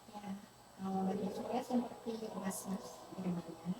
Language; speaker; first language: Indonesian; non-native, fluent; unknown